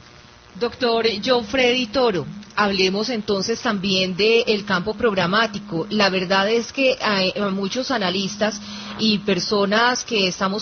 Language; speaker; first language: Spanish; native; Spanish